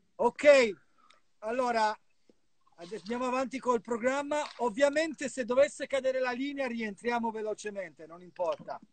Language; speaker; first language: Italian; native; Italian